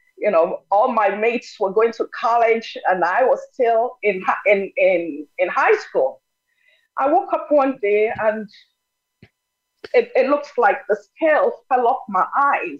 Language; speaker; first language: English; non-native, local second language; Yoruba